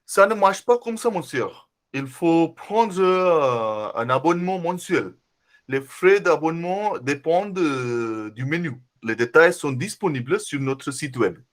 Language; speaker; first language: French; non-native, fluent; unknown